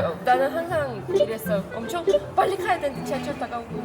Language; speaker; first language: Korean; non-native, learner; Russian